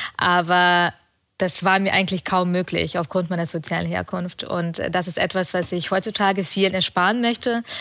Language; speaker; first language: German; early bilingual, other home language; Russian